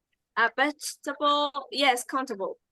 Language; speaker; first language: English; non-native, learner; Spanish